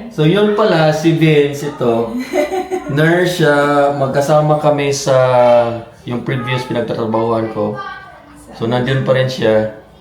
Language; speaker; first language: Filipino; native; Filipino